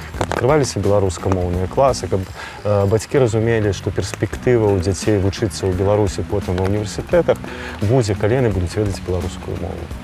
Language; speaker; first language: Belarusian; non-native, local second language; Russian